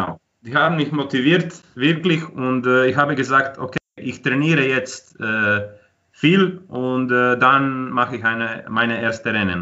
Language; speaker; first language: German; non-native, fluent; Croatian